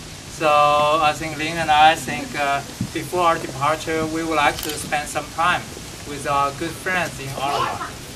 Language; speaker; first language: English; non-native, fluent; Chinese